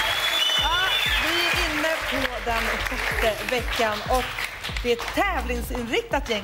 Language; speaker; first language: Swedish; native; Swedish